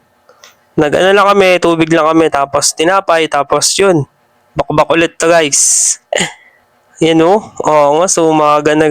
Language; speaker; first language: Filipino; native; Filipino